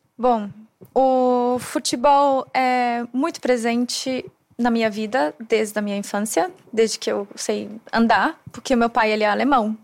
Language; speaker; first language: Portuguese; non-native, fluent; German